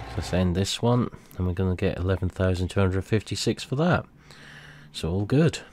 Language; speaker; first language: English; native; English